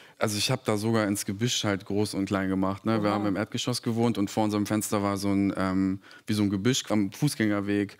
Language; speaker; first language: German; early bilingual, other home language; Serbian